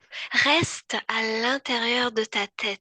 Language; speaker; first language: French; native; French